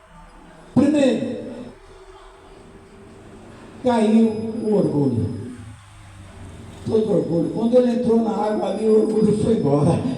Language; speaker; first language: Portuguese; native; Portuguese